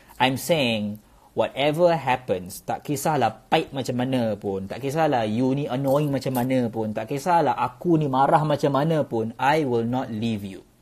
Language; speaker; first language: English; non-native, local second language; Malay